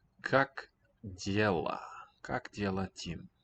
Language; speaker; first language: Russian; non-native, learner; English